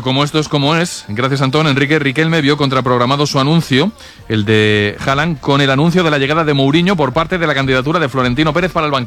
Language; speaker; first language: Spanish; native; Spanish